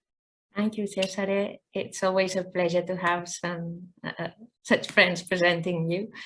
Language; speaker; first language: English; non-native, fluent; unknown